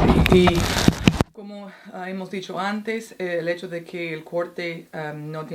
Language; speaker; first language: Spanish; non-native, fluent; English